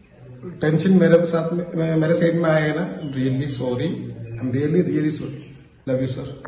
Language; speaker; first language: Hindi; non-native, local second language; Malayalam